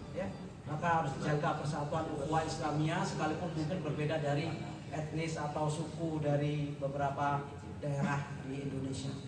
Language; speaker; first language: Indonesian; non-native, local second language; Javanese